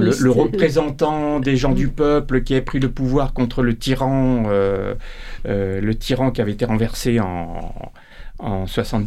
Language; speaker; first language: French; native; French